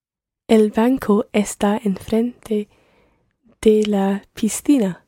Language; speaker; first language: Spanish; non-native, learner; English